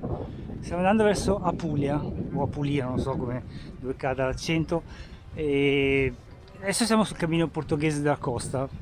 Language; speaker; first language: Italian; native; Italian